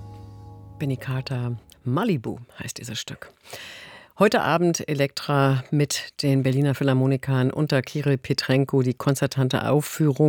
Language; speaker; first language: German; native; German